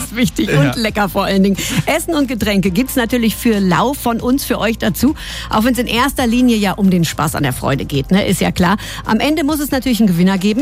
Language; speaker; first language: German; native; German